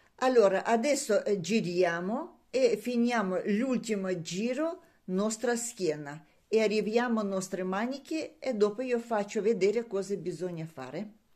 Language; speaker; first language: Italian; non-native, learner; Russian